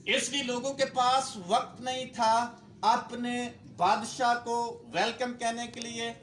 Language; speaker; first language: Urdu; non-native, local second language; Punjabi